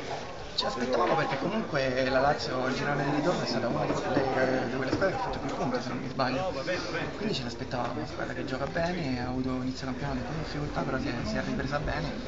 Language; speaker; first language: Italian; native; Italian